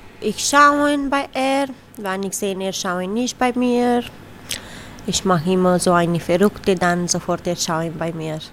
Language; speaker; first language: German; non-native, learner; Romanian